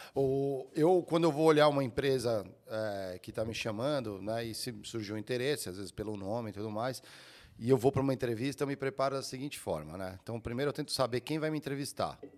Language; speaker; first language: Portuguese; native; Portuguese